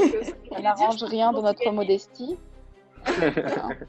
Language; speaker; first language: French; native; French